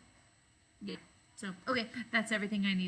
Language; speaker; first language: English; native; English